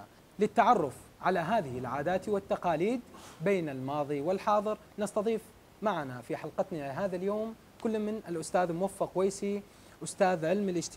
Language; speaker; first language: Arabic; native; Arabic